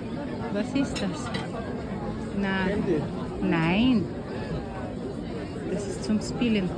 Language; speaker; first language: German; non-native, learner; Filipino